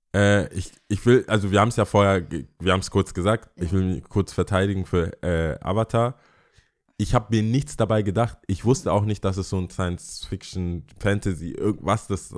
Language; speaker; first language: German; early bilingual, other home language; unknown